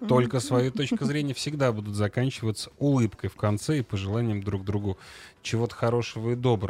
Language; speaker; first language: Russian; native; Russian